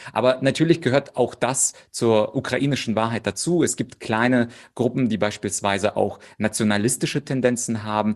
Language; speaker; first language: German; early bilingual, other home language; Russian